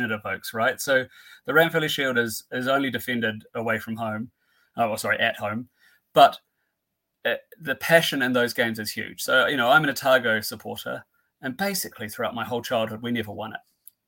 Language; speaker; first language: English; native; English